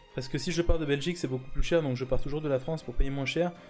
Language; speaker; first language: French; native; French